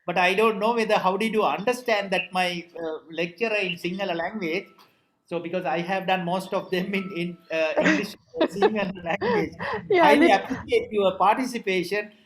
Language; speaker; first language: English; non-native, local second language; Sinhala